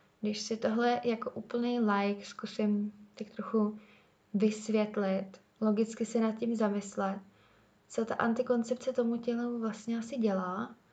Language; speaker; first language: Czech; native; Czech